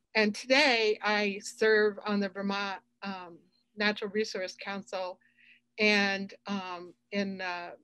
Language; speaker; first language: English; native; English